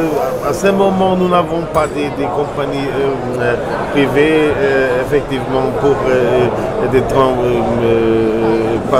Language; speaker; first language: French; non-native, learner; German